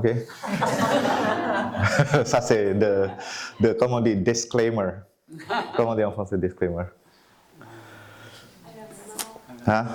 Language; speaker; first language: French; non-native, fluent; Vietnamese